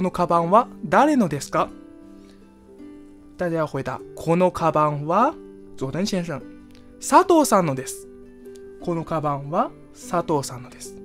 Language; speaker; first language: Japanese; non-native, fluent; Chinese